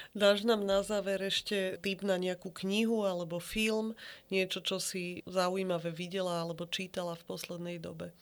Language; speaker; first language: Slovak; native; Slovak